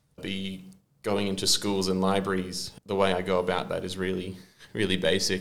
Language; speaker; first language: English; native; English